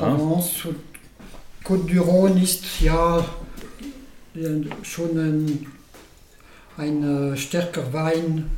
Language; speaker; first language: German; non-native, learner; French